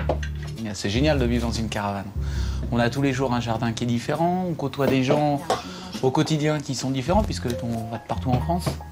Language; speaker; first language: French; native; French